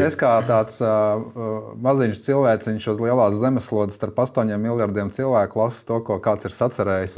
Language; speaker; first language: Latvian; native; Latvian